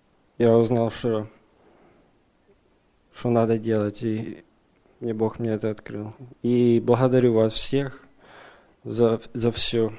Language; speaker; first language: Russian; early bilingual, heritage; Russian